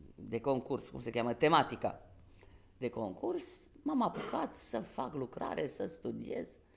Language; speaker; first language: Romanian; native; Romanian